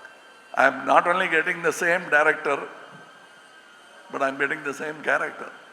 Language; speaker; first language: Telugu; non-native, local second language; Tamil